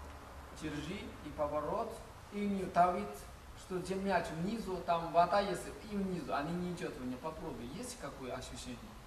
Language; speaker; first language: Russian; non-native, learner; Chinese